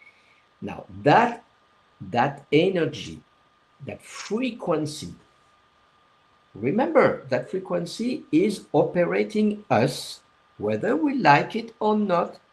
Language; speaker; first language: English; non-native, fluent; French